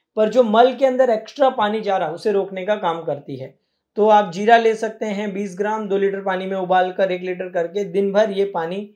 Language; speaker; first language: Hindi; native; Hindi